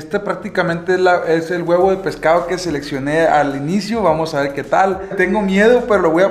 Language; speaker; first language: Spanish; native; Spanish